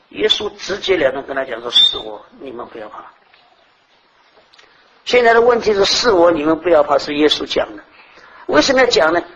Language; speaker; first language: Chinese; early bilingual, heritage; Chinese